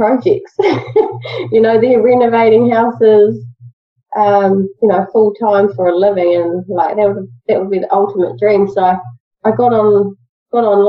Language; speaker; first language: English; native; English